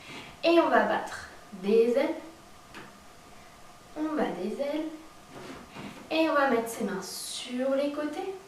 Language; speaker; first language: French; native; French